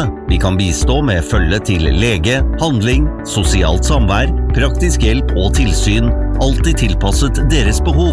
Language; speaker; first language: Norwegian; native; Norwegian